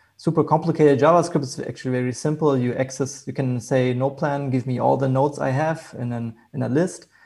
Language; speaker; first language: English; non-native, fluent; German